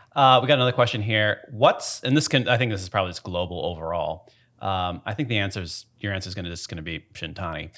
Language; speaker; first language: English; native; English